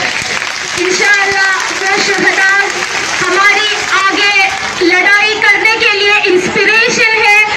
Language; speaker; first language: Hindi; non-native, local second language; Malayalam